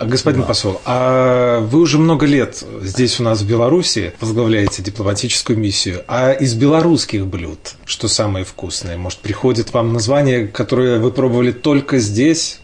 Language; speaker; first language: Russian; native; Russian